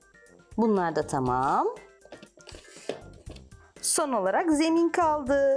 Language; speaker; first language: Turkish; native; Turkish